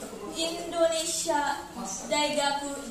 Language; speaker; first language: Japanese; non-native, learner; Indonesian